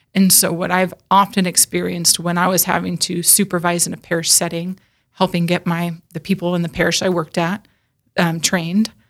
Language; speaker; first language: English; native; English